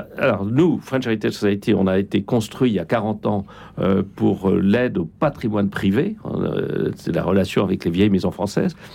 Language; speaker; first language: French; native; French